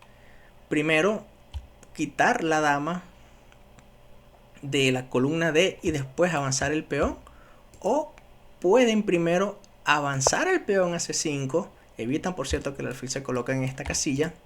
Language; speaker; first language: Spanish; native; Spanish